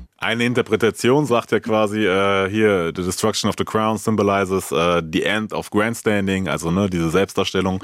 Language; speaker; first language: German; native; German